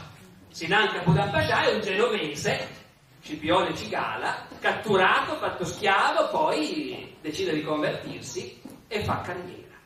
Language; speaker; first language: Italian; native; Italian